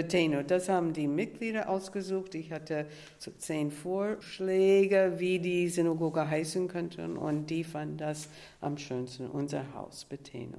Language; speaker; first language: German; non-native, fluent; English